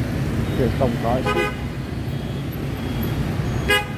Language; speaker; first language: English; non-native, learner; Vietnamese